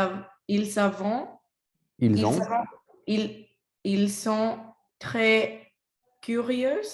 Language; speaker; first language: French; non-native, learner; Spanish